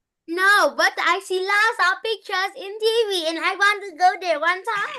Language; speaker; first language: English; non-native, learner; Vietnamese